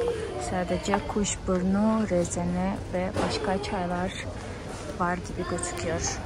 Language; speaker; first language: Turkish; non-native, fluent; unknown